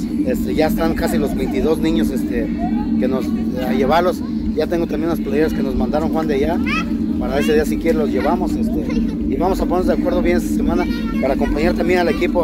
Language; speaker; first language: Spanish; native; Spanish